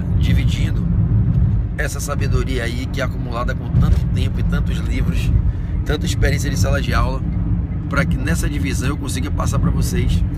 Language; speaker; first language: Portuguese; native; Portuguese